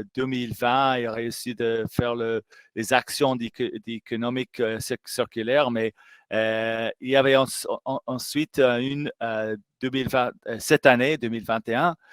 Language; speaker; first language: French; non-native, fluent; English